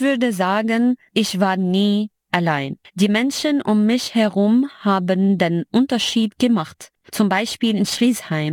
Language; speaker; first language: German; non-native, fluent; Arabic